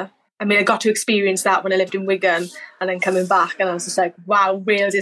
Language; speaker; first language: English; native; English